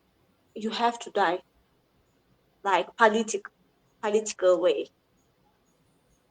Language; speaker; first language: English; non-native, learner; Azerbaijani